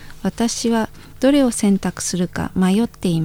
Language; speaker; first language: Japanese; non-native, learner; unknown